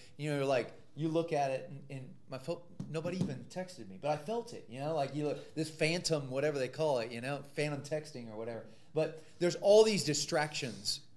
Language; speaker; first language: English; native; English